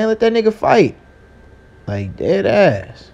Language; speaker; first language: English; native; English